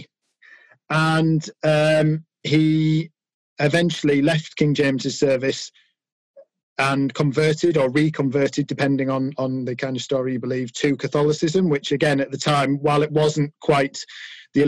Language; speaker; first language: English; native; English